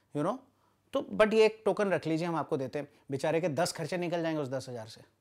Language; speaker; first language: Hindi; native; Hindi